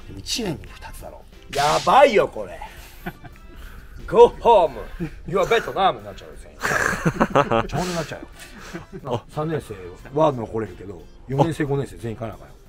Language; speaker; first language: Japanese; native; Japanese